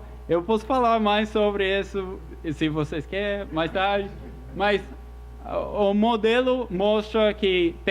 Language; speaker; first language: Portuguese; non-native, fluent; English